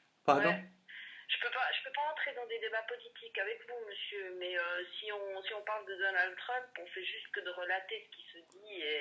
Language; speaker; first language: French; native; French